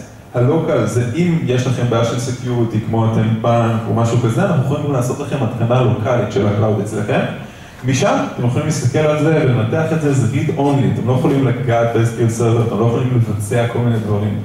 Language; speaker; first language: Hebrew; native; Hebrew